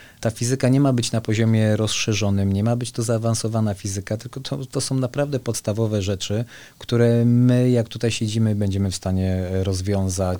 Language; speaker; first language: Polish; native; Polish